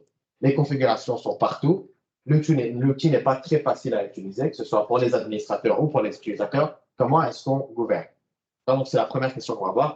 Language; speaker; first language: French; native; French